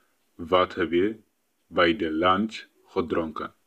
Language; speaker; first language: Dutch; non-native, fluent; Tigrinya